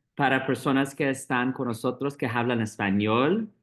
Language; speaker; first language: Spanish; non-native, learner; English